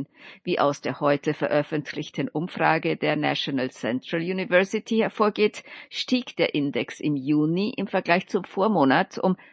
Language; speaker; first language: German; native; German